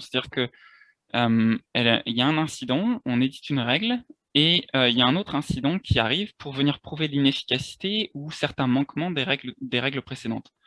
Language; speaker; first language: French; native; French